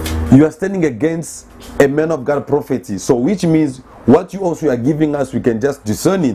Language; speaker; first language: English; non-native, fluent; Lingala